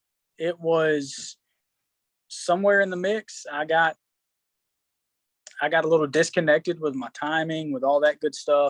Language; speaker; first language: English; native; English